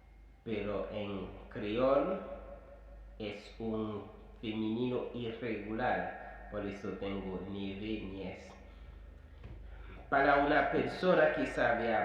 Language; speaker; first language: Spanish; non-native, fluent; Haitian Creole